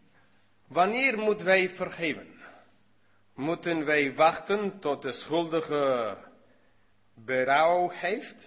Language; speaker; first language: Dutch; non-native, learner; English